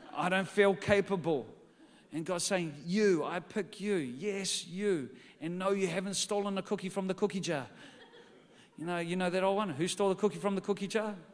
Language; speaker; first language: English; native; English